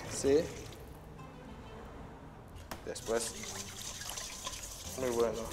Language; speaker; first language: Spanish; non-native, learner; Turkish